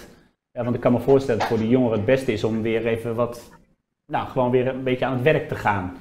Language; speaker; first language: Dutch; native; Dutch